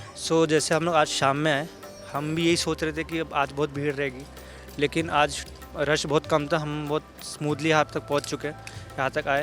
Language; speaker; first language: Hindi; native; Hindi